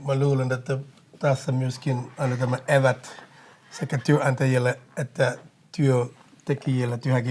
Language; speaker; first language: Finnish; non-native, fluent; English